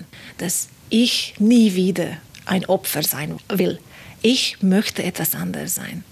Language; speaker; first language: German; non-native, fluent; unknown